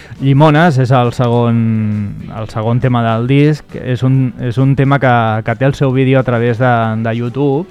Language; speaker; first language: Catalan; native; Catalan